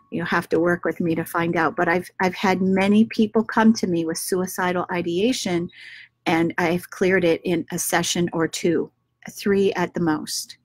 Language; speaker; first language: English; native; English